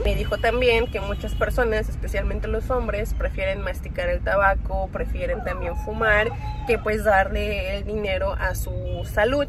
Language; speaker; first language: Spanish; native; Spanish